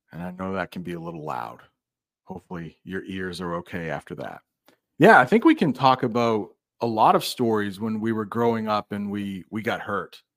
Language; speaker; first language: English; native; English